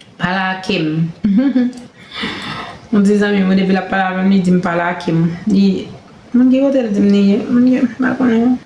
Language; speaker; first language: French; non-native, learner; Haitian Creole